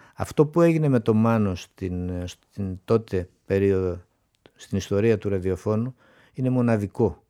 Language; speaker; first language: Greek; native; Greek